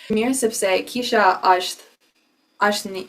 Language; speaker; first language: Albanian; non-native, learner; English